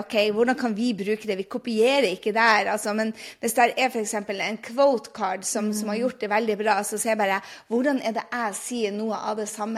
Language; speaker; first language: Norwegian; native; Norwegian